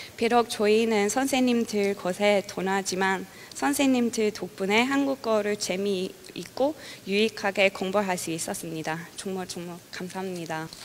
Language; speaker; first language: Korean; non-native, fluent; English